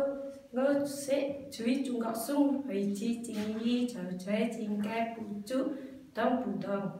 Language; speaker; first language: Chinese; non-native, learner; Indonesian